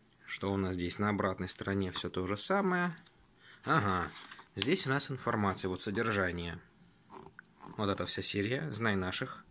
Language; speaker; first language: Russian; native; Russian